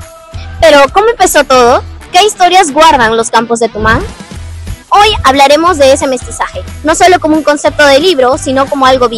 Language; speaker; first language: Spanish; native; Spanish